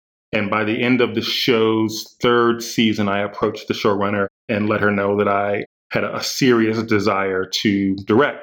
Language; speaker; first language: English; native; English